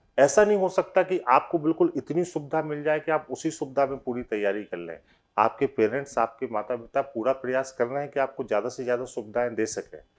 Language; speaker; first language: Hindi; native; Hindi